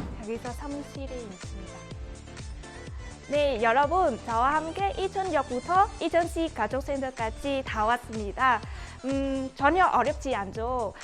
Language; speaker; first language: Korean; non-native, fluent; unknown